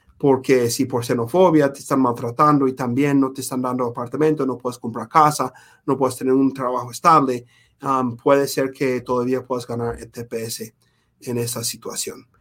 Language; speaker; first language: Spanish; non-native, fluent; English